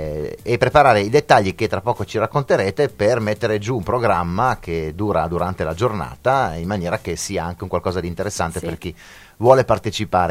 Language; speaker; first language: Italian; native; Italian